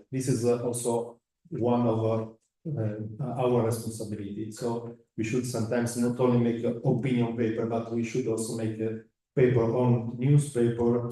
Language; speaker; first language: English; non-native, fluent; Italian